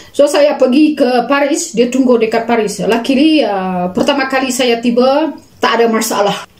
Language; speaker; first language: Malay; native; Malay